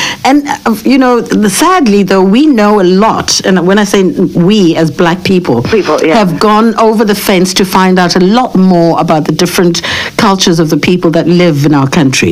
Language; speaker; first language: English; non-native, local second language; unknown